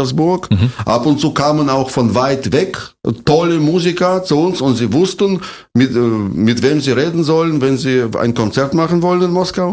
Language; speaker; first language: German; non-native, fluent; Russian